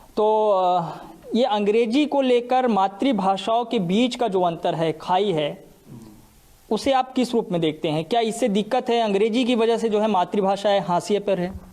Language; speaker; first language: Hindi; native; Hindi